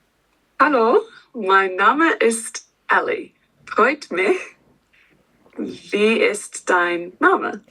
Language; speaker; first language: German; non-native, learner; English